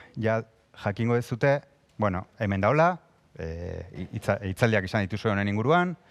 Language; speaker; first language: Basque; non-native, local second language; Spanish